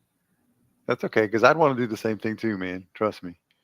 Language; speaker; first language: English; native; English